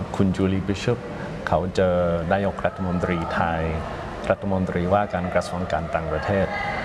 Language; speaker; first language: Thai; non-native, fluent; English